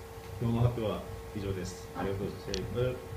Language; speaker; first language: Japanese; non-native, fluent; Korean